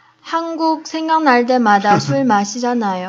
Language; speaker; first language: Korean; non-native, fluent; Chinese